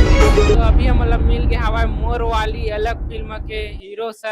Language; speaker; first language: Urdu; non-native, local second language; Chhattisgarhi